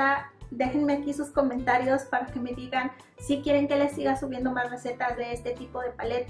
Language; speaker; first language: Spanish; native; Spanish